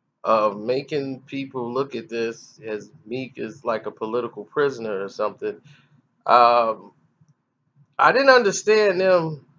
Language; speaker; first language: English; native; English